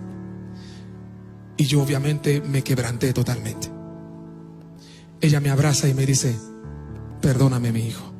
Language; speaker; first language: Spanish; non-native, fluent; Haitian Creole